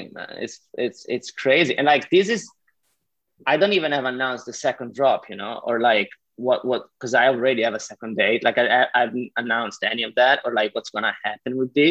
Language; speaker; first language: English; non-native, fluent; Italian